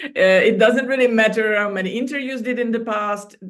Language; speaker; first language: English; non-native, fluent; Hungarian